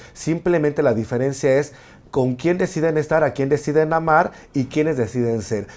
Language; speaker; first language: Spanish; native; Spanish